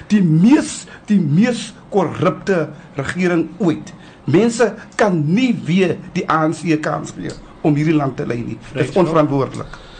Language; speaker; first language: Afrikaans; native; Afrikaans